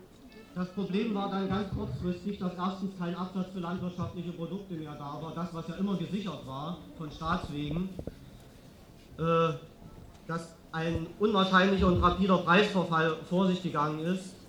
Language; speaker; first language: German; native; German